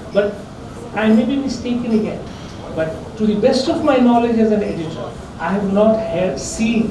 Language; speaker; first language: English; non-native, local second language; Bangla